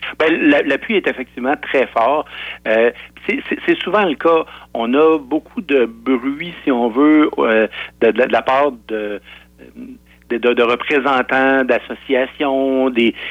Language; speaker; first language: French; native; French